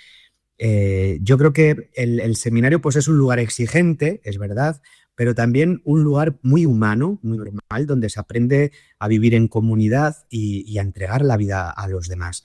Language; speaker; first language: Spanish; native; Spanish